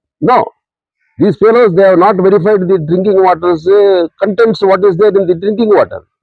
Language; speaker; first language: English; non-native, local second language; Tamil